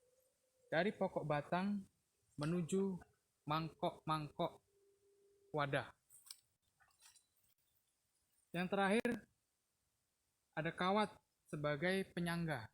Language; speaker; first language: Indonesian; native; Indonesian